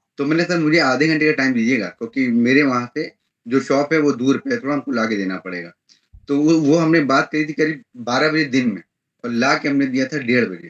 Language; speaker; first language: Hindi; native; Hindi